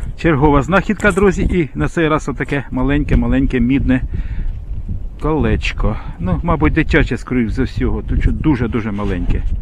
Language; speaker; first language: Ukrainian; non-native, local second language; Russian